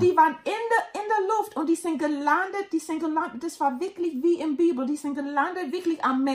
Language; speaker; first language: German; non-native, learner; English